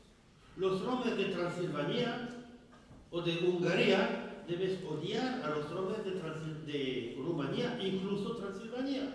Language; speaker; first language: Spanish; non-native, fluent; French